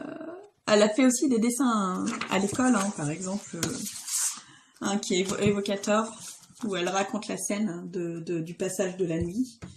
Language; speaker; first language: French; native; French